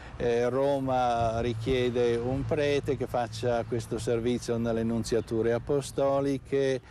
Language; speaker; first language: Italian; native; Italian